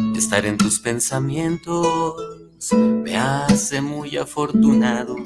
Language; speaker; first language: Spanish; native; Spanish